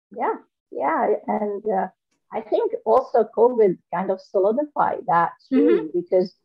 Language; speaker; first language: English; non-native, fluent; Arabic